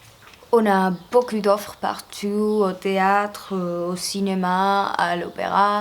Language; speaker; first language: French; non-native, fluent; Spanish